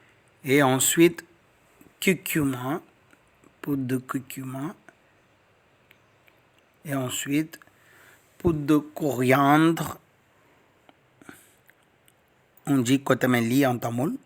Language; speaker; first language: French; non-native, learner; Tamil